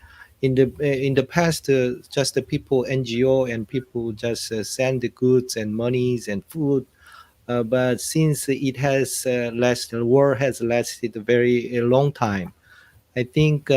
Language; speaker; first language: English; non-native, fluent; Korean